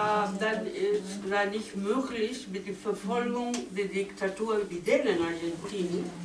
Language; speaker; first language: German; non-native, learner; Spanish